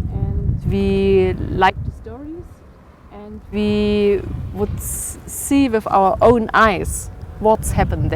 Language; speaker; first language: English; non-native, learner; German